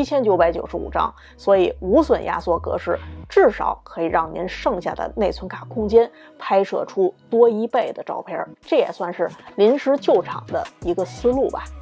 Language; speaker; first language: Chinese; native; Chinese